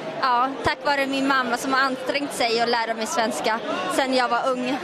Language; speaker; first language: Swedish; early bilingual, heritage; Italian